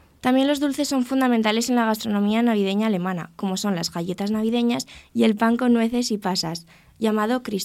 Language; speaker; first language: Spanish; native; Spanish